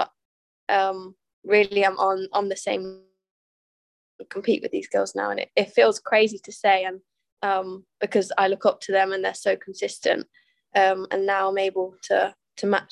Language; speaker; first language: English; native; English